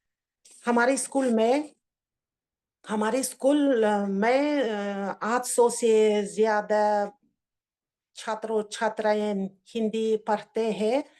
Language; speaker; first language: Hindi; non-native, fluent; Uzbek